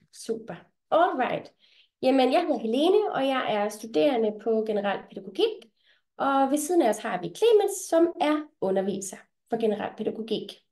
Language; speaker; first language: Danish; native; Danish